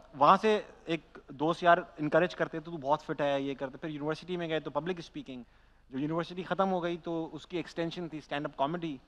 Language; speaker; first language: Urdu; native; Urdu